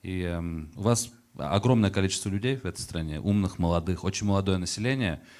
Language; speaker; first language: Russian; early bilingual, heritage; Russian